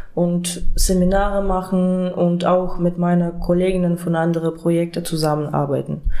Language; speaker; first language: German; non-native, fluent; Ukrainian